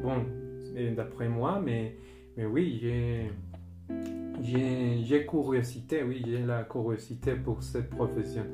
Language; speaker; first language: French; non-native, fluent; Spanish